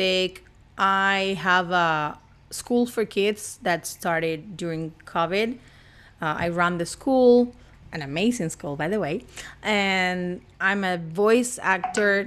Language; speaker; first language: English; non-native, fluent; Spanish